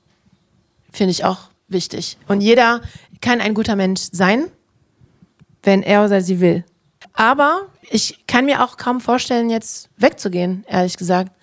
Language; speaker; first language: German; non-native, fluent; French